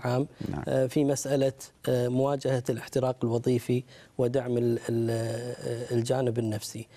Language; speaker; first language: Arabic; native; Arabic